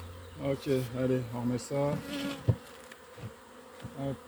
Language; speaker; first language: French; native; French